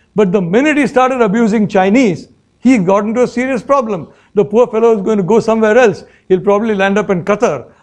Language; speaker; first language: English; non-native, local second language; Malayalam